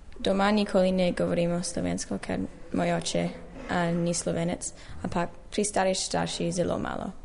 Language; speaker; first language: Slovenian; non-native, learner; English